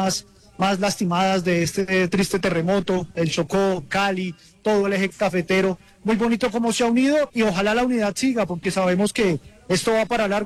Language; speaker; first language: Spanish; native; Spanish